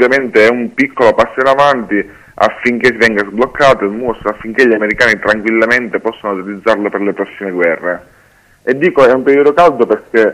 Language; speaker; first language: Italian; native; Italian